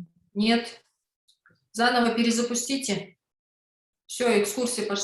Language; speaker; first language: Russian; native; Russian